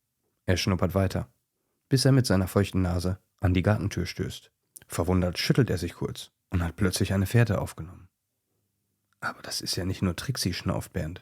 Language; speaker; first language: German; native; German